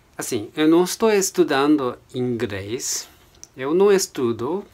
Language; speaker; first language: Portuguese; non-native, fluent; Japanese